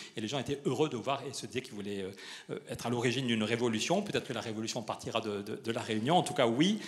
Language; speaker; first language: French; native; French